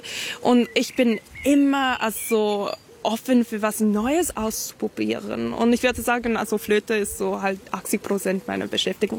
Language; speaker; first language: German; non-native, fluent; English